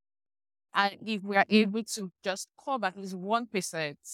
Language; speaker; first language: English; non-native, local second language; Yoruba